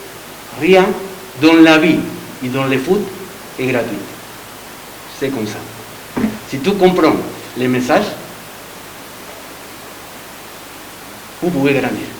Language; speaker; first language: French; non-native, learner; Spanish